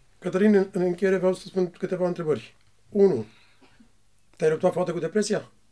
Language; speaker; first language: Romanian; native; Romanian